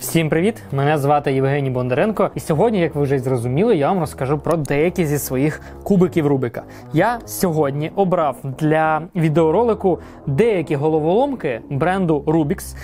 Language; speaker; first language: Ukrainian; non-native, local second language; Russian